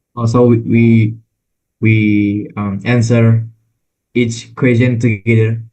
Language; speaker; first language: English; non-native, learner; Indonesian